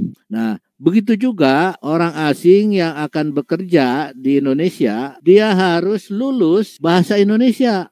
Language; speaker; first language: Indonesian; native; Indonesian